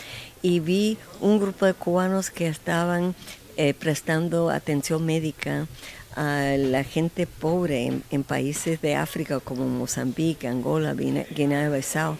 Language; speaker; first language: Spanish; non-native, fluent; English